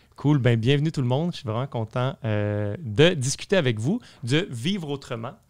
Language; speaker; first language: French; native; French